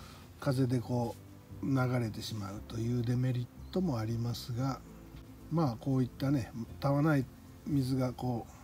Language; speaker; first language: Japanese; native; Japanese